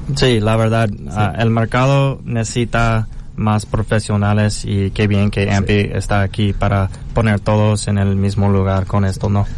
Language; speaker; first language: Spanish; non-native, learner; English